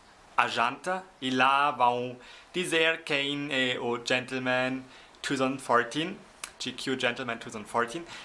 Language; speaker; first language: Portuguese; non-native, fluent; German